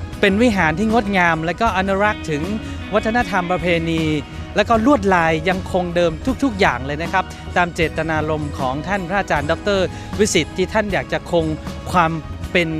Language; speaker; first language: Thai; native; Thai